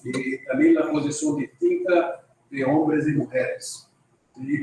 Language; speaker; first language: Spanish; non-native, fluent; Portuguese